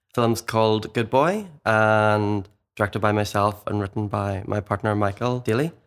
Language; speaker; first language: English; native; English